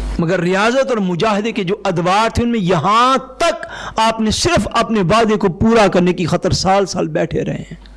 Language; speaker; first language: Urdu; non-native, local second language; Punjabi